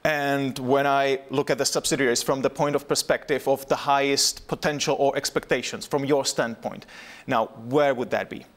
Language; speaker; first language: English; non-native, fluent; Czech